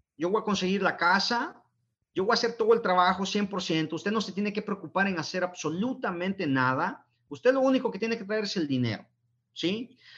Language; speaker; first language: Spanish; native; Spanish